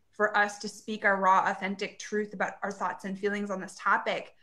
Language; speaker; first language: English; native; English